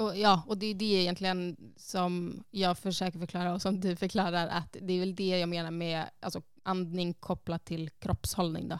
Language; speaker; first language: Swedish; native; Swedish